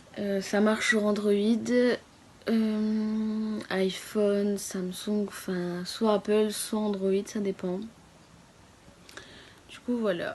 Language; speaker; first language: French; native; French